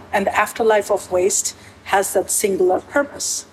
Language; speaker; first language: English; native; English